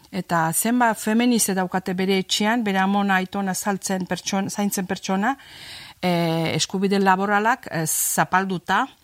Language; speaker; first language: Basque; non-native, fluent; Azerbaijani